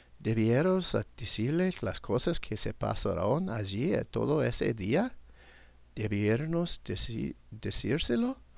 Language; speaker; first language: Spanish; non-native, learner; English